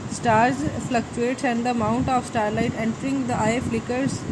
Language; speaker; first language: English; non-native, local second language; Punjabi